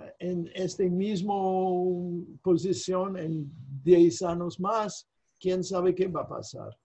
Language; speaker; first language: Portuguese; non-native, fluent; English